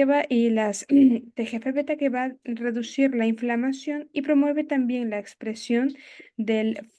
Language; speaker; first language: Spanish; native; Spanish